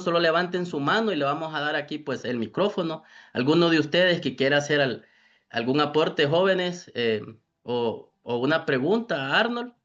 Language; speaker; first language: Spanish; native; Spanish